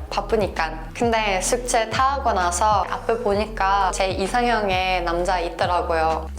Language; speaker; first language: Korean; non-native, fluent; Norwegian